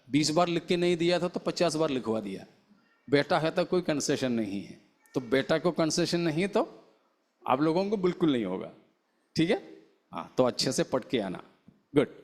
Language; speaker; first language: Hindi; non-native, local second language; Malayalam